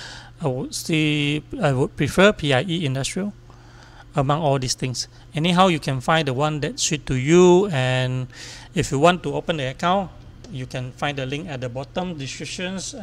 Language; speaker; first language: English; non-native, local second language; Chinese